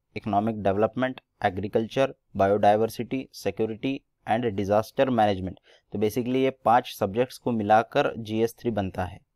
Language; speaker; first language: Hindi; non-native, local second language; Marathi